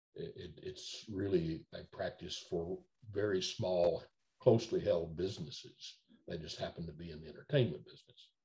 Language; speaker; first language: English; native; English